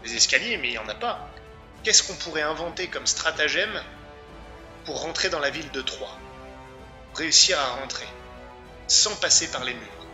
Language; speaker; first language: French; native; French